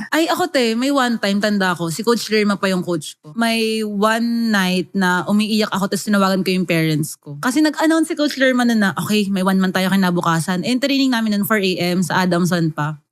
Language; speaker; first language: Filipino; native; Filipino